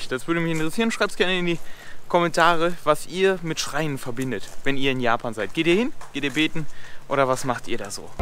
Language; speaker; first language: German; native; German